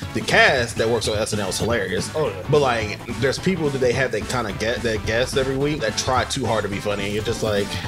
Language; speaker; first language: English; native; English